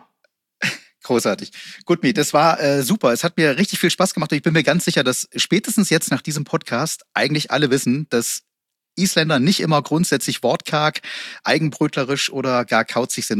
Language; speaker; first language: German; native; German